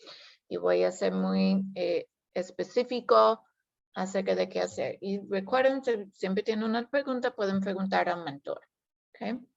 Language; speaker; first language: Spanish; non-native, fluent; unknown